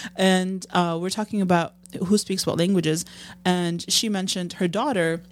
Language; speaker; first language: English; non-native, fluent; Arabic